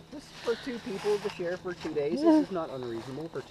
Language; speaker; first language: English; native; English